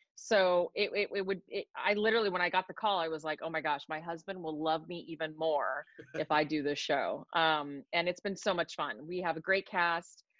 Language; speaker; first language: English; native; English